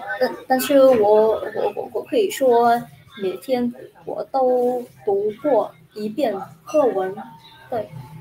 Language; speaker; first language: Chinese; non-native, learner; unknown